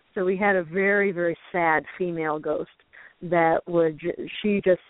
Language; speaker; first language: English; native; English